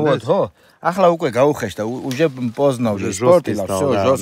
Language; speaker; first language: Russian; non-native, learner; Georgian